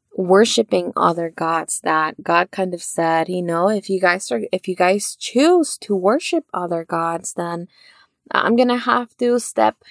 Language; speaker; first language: English; early bilingual, other home language; Spanish